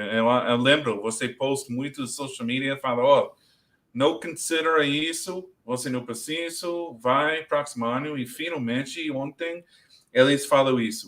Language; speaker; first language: Portuguese; non-native, learner; English